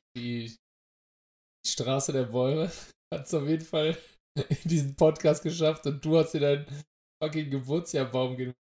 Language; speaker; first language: German; native; German